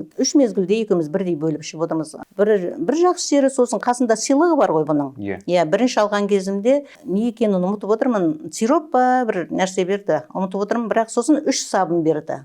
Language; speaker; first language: Kazakh; native; Kazakh